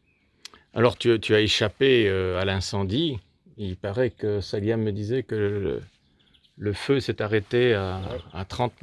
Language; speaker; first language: French; native; French